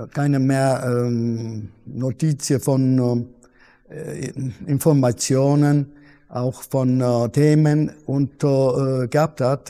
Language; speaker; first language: German; non-native, fluent; Italian